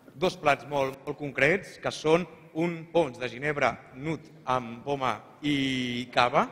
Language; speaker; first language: Catalan; native; Catalan